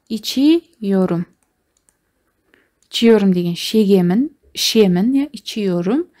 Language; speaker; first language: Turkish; non-native, fluent; Kazakh